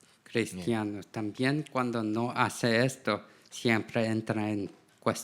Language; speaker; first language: Spanish; non-native, learner; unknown